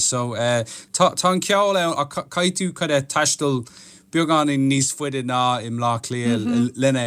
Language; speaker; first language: Irish; non-native, local second language; English